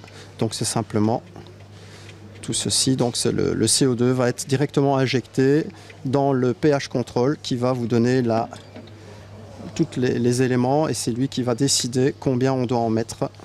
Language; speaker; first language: French; native; French